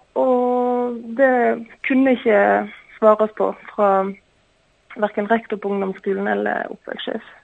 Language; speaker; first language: Norwegian; native; Norwegian